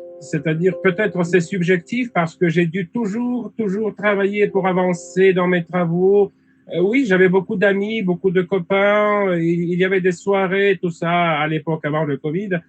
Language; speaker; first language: French; non-native, fluent; Russian